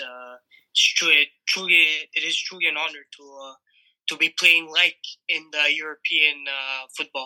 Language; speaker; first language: English; native; English